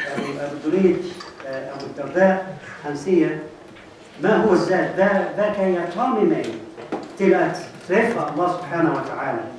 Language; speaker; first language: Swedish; non-native, fluent; Arabic